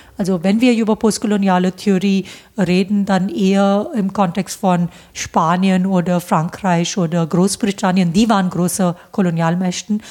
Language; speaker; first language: German; non-native, fluent; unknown